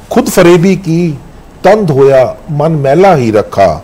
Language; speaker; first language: Hindi; native; Hindi